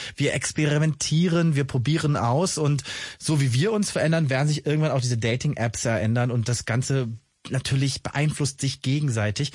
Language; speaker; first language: German; native; German